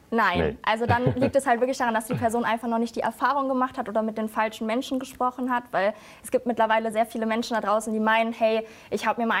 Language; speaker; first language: German; native; German